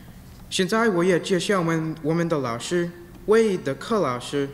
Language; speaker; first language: Chinese; non-native, learner; English